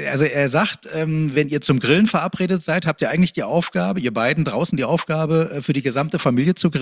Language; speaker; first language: German; native; German